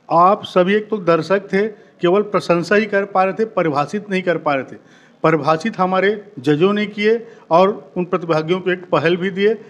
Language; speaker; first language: Hindi; native; Hindi